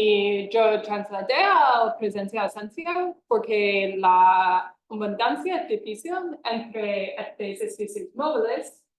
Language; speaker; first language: Spanish; non-native, fluent; English